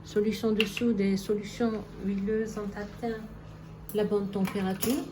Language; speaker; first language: French; non-native, local second language; Arabic